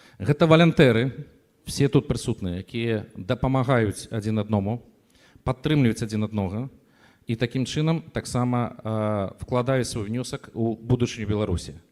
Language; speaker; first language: Belarusian; native; Belarusian